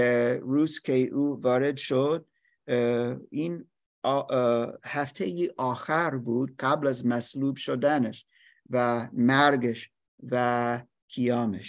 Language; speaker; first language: Persian; non-native, fluent; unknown